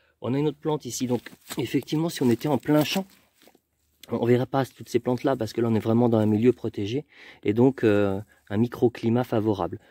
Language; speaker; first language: French; native; French